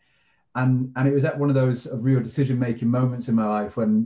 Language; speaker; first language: English; native; English